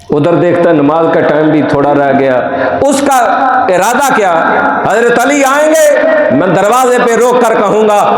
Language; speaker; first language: Urdu; non-native, local second language; Punjabi